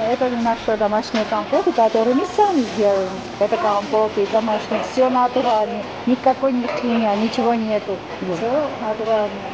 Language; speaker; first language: Russian; non-native, local second language; Armenian